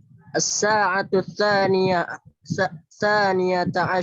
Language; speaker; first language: Arabic; non-native, learner; Indonesian